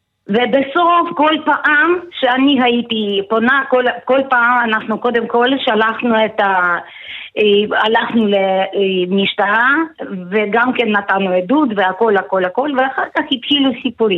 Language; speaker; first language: Hebrew; non-native, fluent; Russian